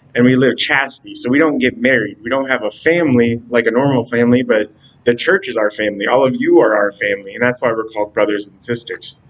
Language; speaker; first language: English; native; English